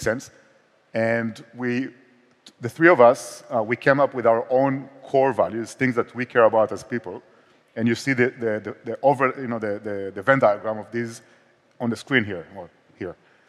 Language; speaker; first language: English; non-native, fluent; Hebrew